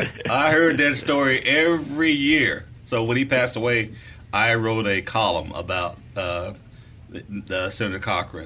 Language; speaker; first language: English; native; English